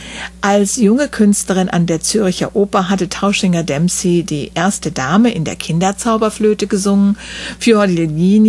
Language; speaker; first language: German; native; German